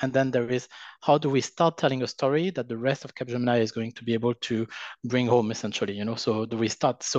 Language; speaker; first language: English; non-native, fluent; French